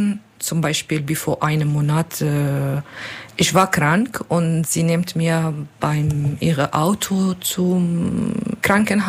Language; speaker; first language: German; non-native, learner; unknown